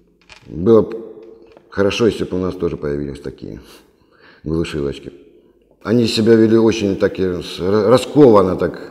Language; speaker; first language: Russian; native; Russian